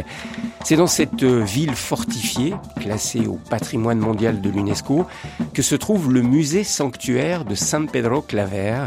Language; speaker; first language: French; native; French